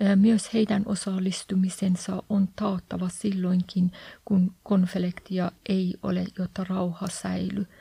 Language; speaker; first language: Finnish; non-native, fluent; Persian